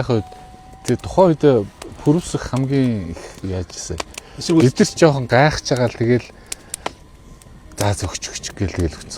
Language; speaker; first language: Mongolian; native; Mongolian